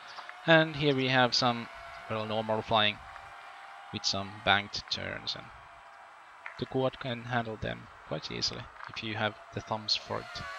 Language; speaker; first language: English; non-native, fluent; Finnish